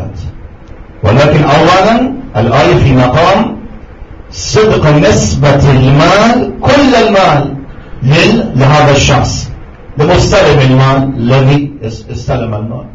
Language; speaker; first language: Arabic; non-native, fluent; Persian